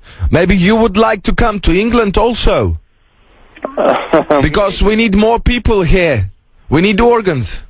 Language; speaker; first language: English; non-native, fluent; Lithuanian